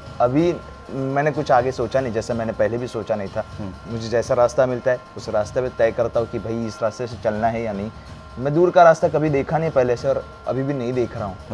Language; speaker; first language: Hindi; non-native, local second language; Marathi